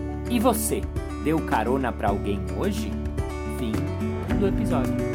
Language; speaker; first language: Portuguese; native; Portuguese